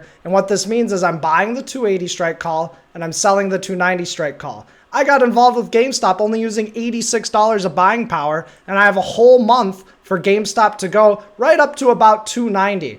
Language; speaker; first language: English; native; English